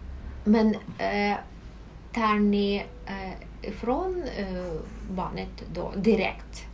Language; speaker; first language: Swedish; non-native, fluent; Russian